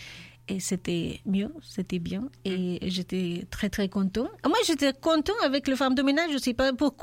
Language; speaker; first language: French; non-native, learner; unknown